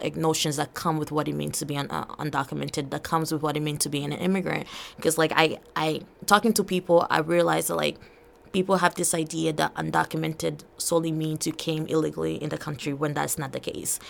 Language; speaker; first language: English; early bilingual, other home language; Portuguese